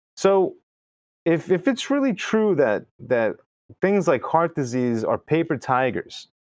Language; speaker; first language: English; early bilingual, other home language; Spanish